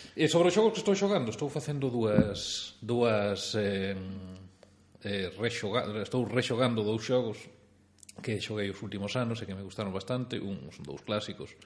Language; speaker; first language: Galician; non-native, local second language; Spanish